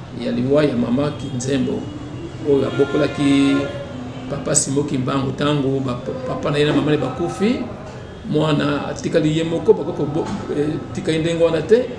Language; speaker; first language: Lingala; non-native, local second language; Kongo